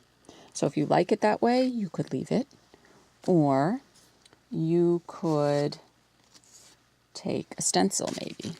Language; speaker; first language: English; native; English